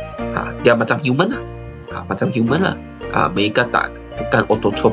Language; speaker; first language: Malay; non-native, local second language; Chinese